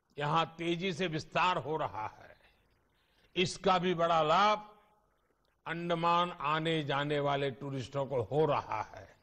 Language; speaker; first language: Hindi; non-native, local second language; Gujarati